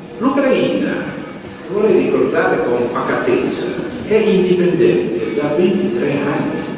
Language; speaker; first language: Italian; native; Italian